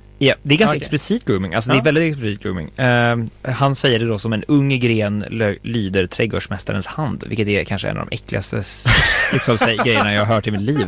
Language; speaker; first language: Swedish; native; Swedish